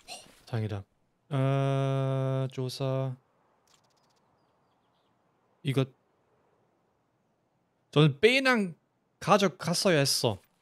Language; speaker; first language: Korean; non-native, learner; German